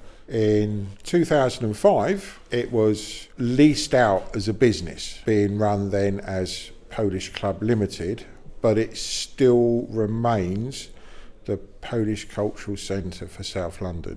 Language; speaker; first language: English; native; English